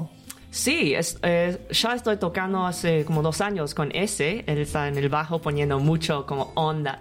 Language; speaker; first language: Spanish; non-native, learner; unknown